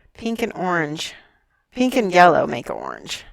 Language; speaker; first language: English; native; English